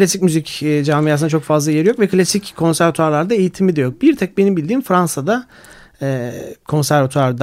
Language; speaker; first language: Turkish; native; Turkish